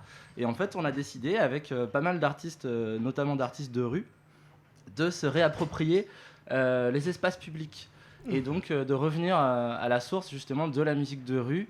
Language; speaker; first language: French; native; French